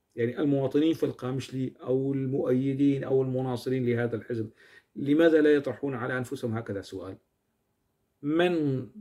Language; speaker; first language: Arabic; non-native, local second language; Kurdish